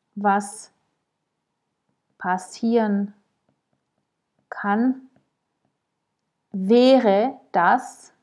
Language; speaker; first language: German; non-native, fluent; French